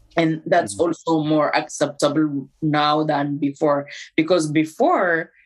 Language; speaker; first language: English; non-native, fluent; Amharic